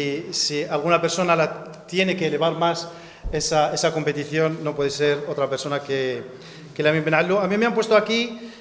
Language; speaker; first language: Spanish; native; Spanish